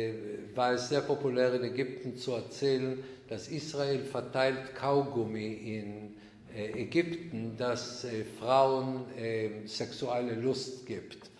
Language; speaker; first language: German; non-native, fluent; Hebrew